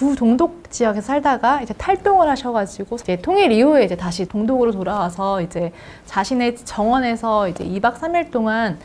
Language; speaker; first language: Korean; native; Korean